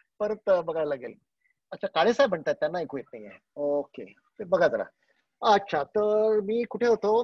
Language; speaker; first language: Marathi; non-native, local second language; Gujarati